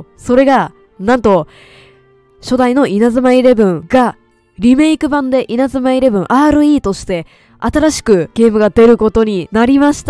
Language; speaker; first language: Japanese; native; Japanese